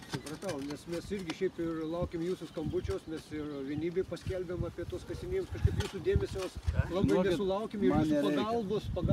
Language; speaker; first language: Lithuanian; native; Lithuanian